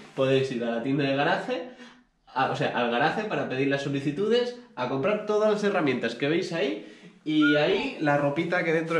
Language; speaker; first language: Spanish; native; Spanish